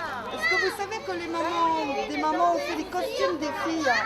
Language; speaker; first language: French; native; French